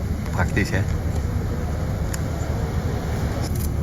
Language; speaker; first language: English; non-native, fluent; Indonesian